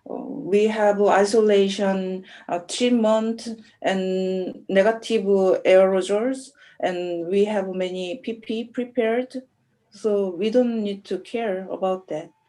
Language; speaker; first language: English; non-native, learner; Korean